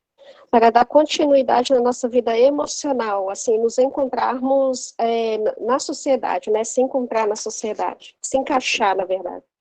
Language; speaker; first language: Portuguese; native; Portuguese